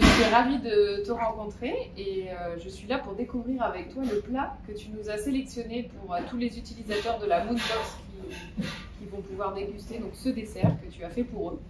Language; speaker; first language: French; native; French